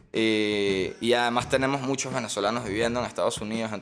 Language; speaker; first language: Spanish; native; Spanish